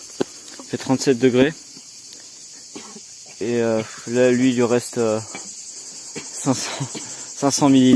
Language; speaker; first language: French; native; French